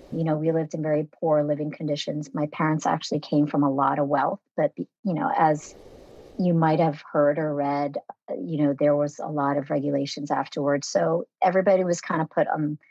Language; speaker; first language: English; early bilingual, other home language; Vietnamese